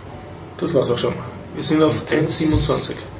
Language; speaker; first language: German; native; German